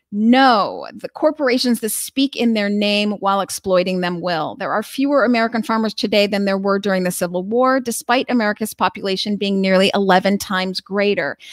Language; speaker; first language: English; native; English